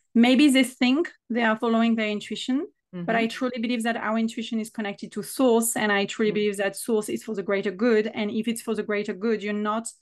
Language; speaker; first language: English; non-native, fluent; French